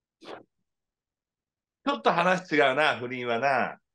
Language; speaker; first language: Japanese; native; Japanese